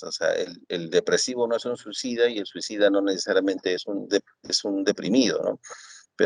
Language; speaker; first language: Spanish; native; Spanish